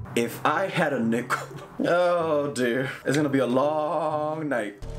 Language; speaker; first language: English; native; English